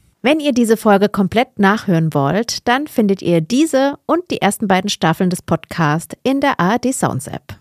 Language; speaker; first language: German; native; German